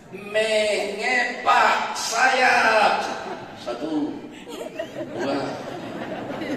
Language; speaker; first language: Malay; non-native, local second language; Minangkabau